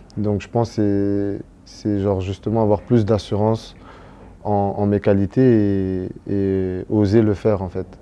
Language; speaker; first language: French; early bilingual, other home language; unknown